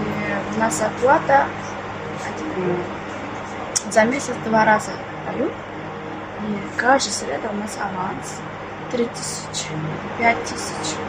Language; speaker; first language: Russian; non-native, learner; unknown